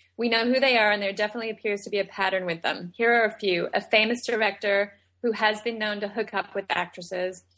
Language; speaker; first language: English; native; English